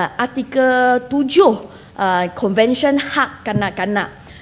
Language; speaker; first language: Malay; non-native, local second language; Chinese